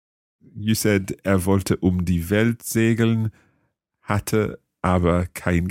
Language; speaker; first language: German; non-native, learner; English